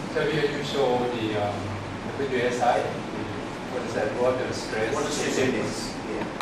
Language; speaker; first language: English; non-native, fluent; Thai